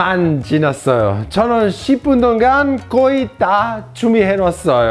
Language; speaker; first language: Korean; non-native, fluent; Italian